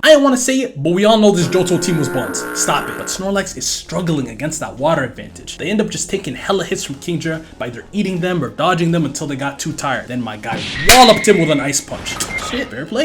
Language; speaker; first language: English; native; English